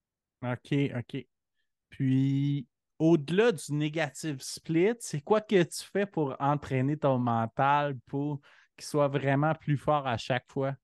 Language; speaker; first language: French; native; French